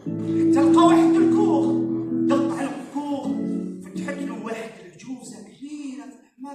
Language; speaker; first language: Arabic; native; Arabic